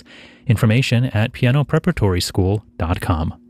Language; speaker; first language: English; native; English